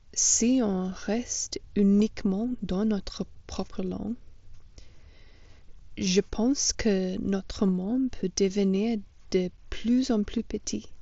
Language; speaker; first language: French; non-native, fluent; English